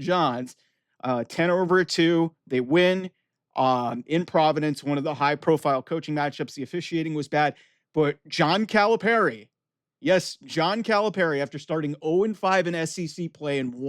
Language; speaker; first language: English; native; English